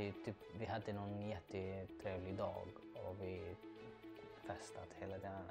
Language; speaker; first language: Swedish; non-native, learner; Arabic